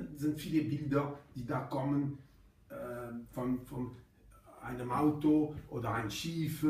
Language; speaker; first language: German; non-native, fluent; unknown